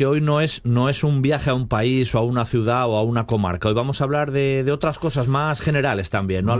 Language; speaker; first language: Spanish; native; Spanish